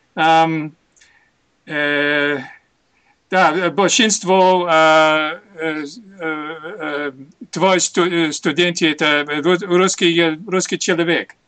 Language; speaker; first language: Russian; non-native, learner; English